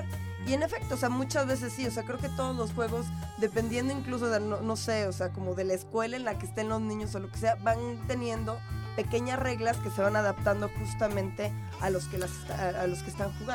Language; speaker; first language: Spanish; native; Spanish